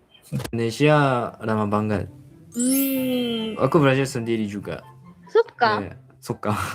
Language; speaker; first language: Indonesian; non-native, learner; Japanese